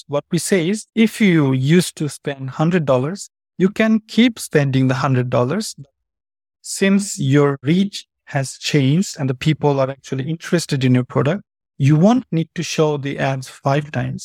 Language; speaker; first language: English; non-native, fluent; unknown